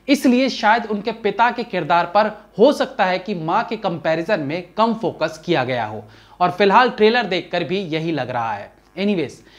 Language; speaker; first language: Hindi; native; Hindi